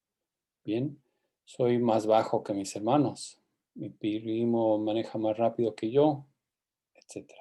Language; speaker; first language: Spanish; non-native, fluent; English